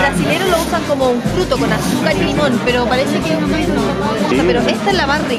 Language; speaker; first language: Spanish; native; Spanish